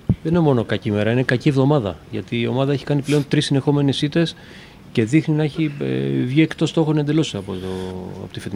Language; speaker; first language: Greek; native; Greek